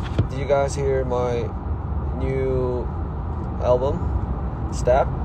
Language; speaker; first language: English; non-native, fluent; Chinese